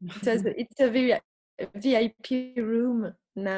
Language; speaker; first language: English; non-native, learner; French